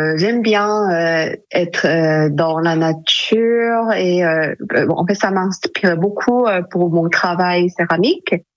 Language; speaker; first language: French; non-native, fluent; Korean